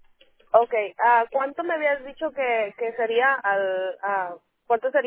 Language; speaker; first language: Spanish; native; Spanish